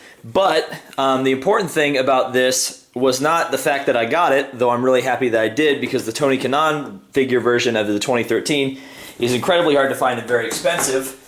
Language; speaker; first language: English; native; English